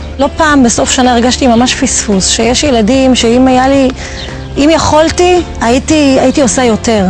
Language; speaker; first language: Hebrew; native; Hebrew